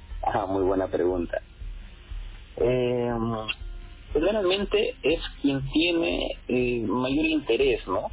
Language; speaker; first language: Spanish; native; Spanish